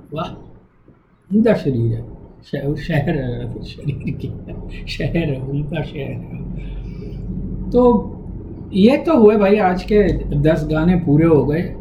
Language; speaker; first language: Hindi; non-native, local second language; Tamil